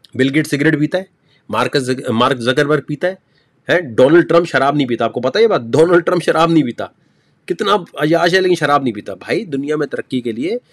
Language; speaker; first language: Urdu; native; Urdu